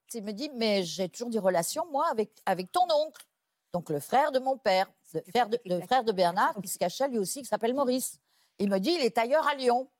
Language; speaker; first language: French; native; French